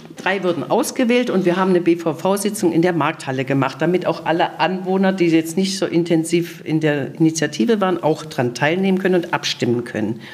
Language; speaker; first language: German; native; German